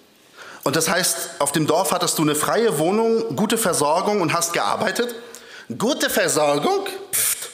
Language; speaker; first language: German; early bilingual, other home language; Polish